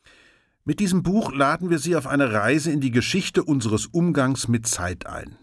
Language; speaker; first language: German; native; German